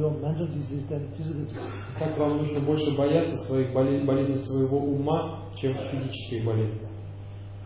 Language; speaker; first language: Russian; native; Russian